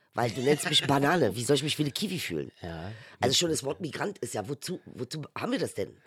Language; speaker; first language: German; early bilingual, other home language; Turkish